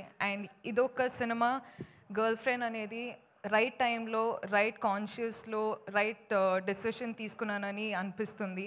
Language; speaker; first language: Telugu; non-native, fluent; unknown